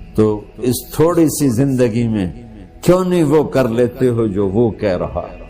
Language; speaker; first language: Urdu; non-native, local second language; Punjabi